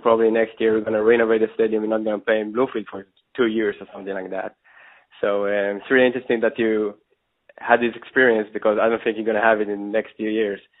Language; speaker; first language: English; non-native, fluent; Hebrew